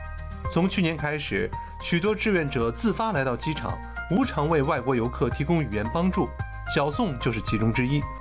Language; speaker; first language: Chinese; native; Chinese